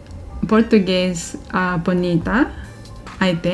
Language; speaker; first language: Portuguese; non-native, learner; Japanese